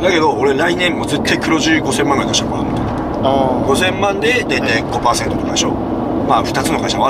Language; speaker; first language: Japanese; native; Japanese